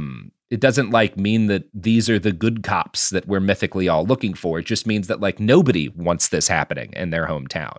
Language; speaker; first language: English; native; English